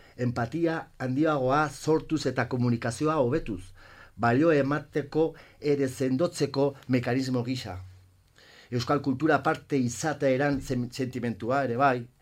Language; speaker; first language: Basque; non-native, local second language; Spanish